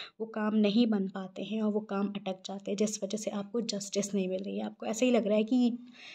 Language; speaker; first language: Hindi; native; Hindi